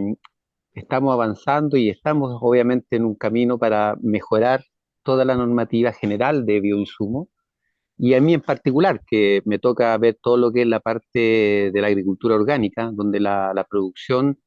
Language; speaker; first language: Spanish; native; Spanish